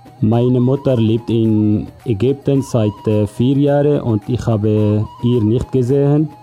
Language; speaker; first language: German; non-native, learner; Kurdish